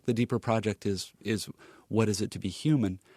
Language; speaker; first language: English; native; English